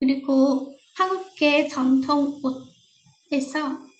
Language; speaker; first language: Korean; non-native, fluent; Vietnamese